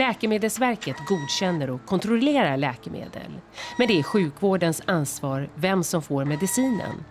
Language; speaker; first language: Swedish; native; Swedish